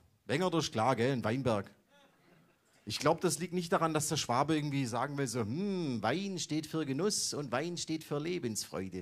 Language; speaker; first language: German; native; German